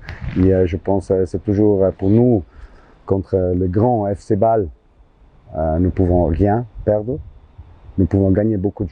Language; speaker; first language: French; non-native, local second language; German